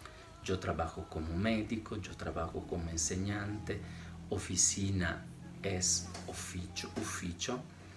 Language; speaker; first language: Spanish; non-native, fluent; Italian